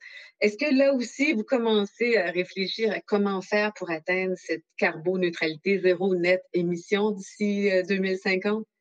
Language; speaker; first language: French; native; French